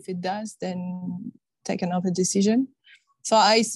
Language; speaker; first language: English; non-native, fluent; French